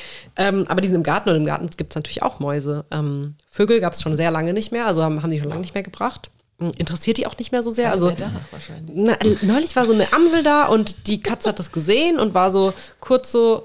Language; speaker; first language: German; native; German